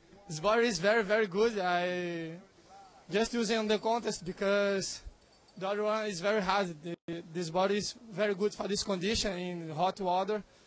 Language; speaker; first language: English; non-native, learner; Portuguese